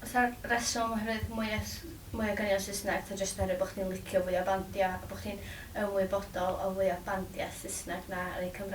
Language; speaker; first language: Welsh; native; Welsh